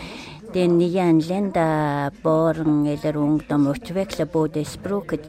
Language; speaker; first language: Swedish; non-native, learner; Mongolian